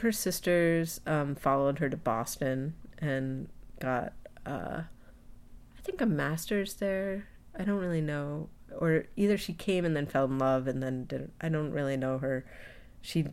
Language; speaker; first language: English; native; English